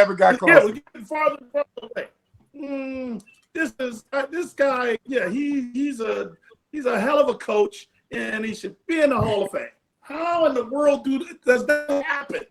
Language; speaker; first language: English; native; English